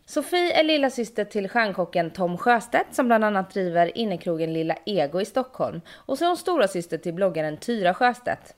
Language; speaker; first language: Swedish; native; Swedish